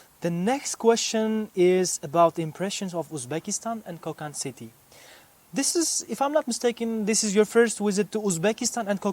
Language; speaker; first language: English; non-native, fluent; Uzbek